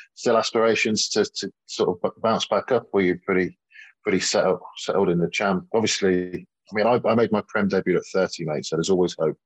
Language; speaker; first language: English; native; English